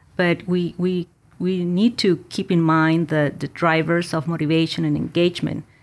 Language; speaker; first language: English; non-native, fluent; Spanish